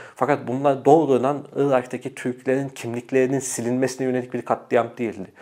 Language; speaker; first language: Turkish; early bilingual, heritage; Arabic